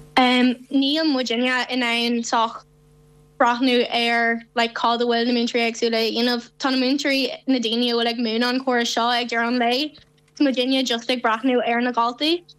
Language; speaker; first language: Irish; non-native, local second language; English